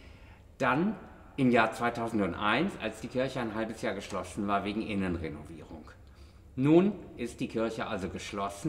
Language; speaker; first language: German; native; German